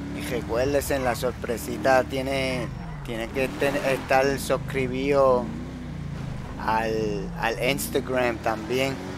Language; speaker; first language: Spanish; early bilingual, heritage; Spanish